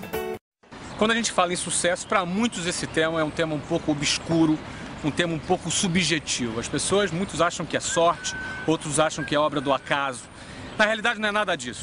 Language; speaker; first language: Portuguese; native; Portuguese